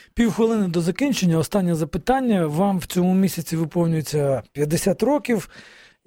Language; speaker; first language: Ukrainian; native; Ukrainian